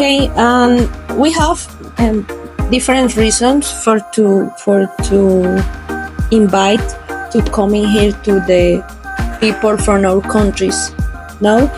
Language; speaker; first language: English; non-native, learner; Spanish